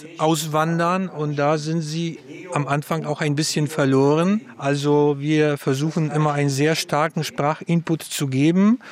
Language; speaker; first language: German; early bilingual, other home language; Polish